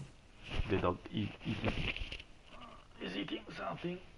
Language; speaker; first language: English; non-native, learner; Italian